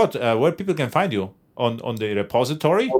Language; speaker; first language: English; non-native, fluent; German